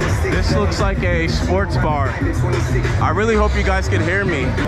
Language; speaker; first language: English; native; English